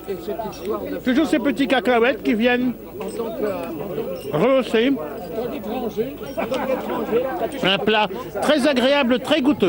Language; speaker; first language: French; native; French